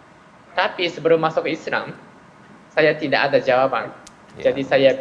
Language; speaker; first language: Indonesian; non-native, fluent; Japanese